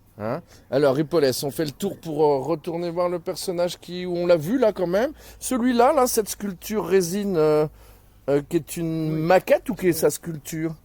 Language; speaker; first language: French; native; French